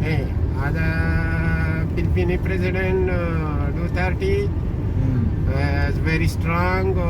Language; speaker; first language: English; non-native, learner; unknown